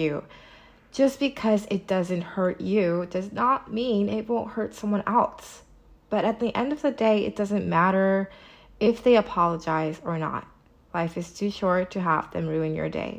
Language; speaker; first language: English; native; English